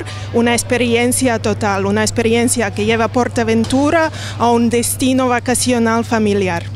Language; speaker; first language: Spanish; non-native, learner; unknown